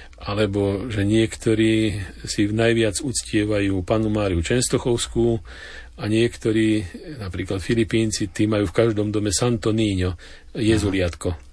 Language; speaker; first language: Slovak; native; Slovak